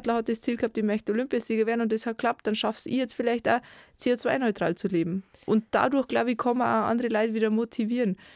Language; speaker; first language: German; native; German